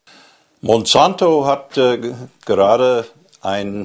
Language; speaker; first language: German; non-native, fluent; English